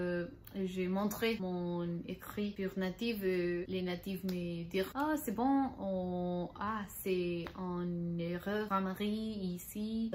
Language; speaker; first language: French; non-native, learner; Spanish